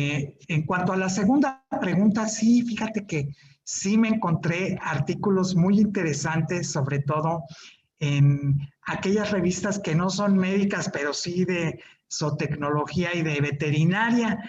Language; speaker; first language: Spanish; native; Spanish